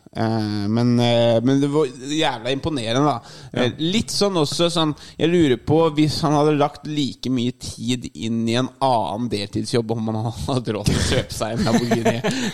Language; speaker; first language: Norwegian; native; Norwegian